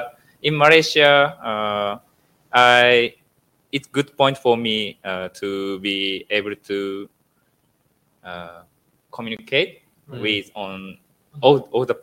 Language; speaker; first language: English; non-native, learner; Japanese